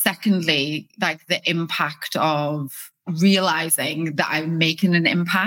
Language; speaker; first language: English; native; English